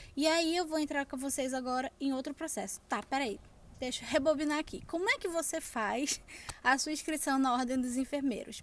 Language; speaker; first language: Portuguese; native; Portuguese